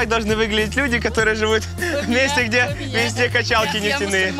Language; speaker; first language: Russian; native; Russian